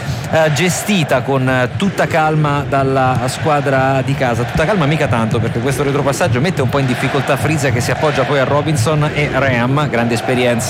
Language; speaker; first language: Italian; native; Italian